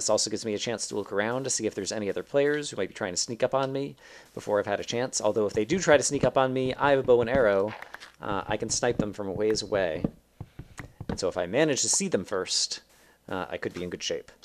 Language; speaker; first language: English; native; English